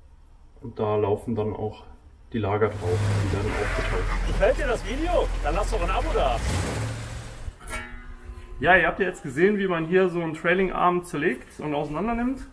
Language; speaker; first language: German; native; German